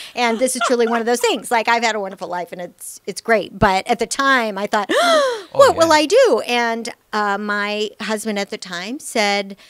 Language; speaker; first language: English; native; English